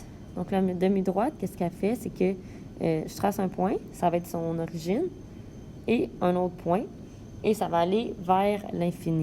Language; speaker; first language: French; native; French